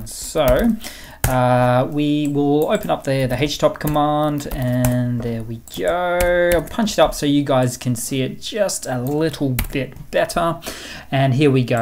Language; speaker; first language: English; native; English